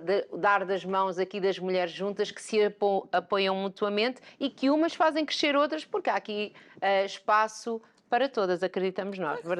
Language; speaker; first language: Portuguese; native; Portuguese